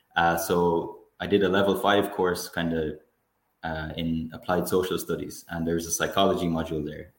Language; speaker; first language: English; native; English